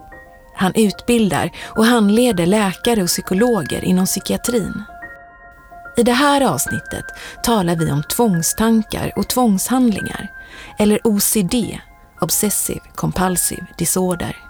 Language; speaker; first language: Swedish; native; Swedish